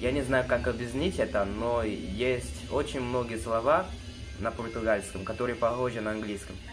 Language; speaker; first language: Russian; non-native, learner; Portuguese